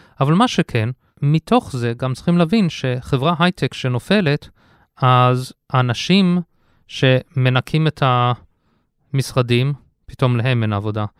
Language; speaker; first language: Hebrew; early bilingual, heritage; Hebrew